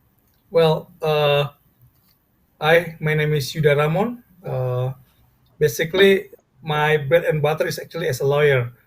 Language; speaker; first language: English; non-native, fluent; Indonesian